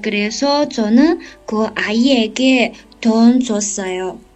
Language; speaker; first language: Korean; non-native, learner; Chinese